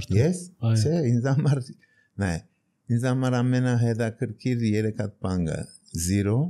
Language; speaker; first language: Armenian; early bilingual, heritage; Armenian